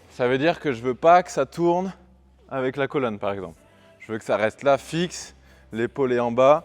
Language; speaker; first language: French; native; French